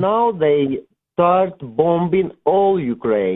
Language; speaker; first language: English; non-native, learner; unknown